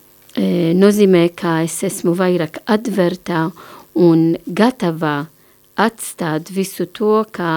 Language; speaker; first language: Latvian; non-native, learner; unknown